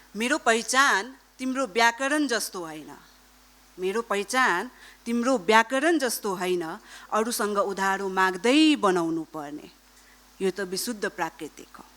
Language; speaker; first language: Nepali; non-native, local second language; Marwari